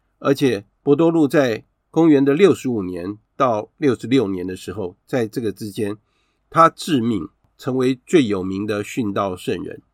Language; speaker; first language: Chinese; native; Chinese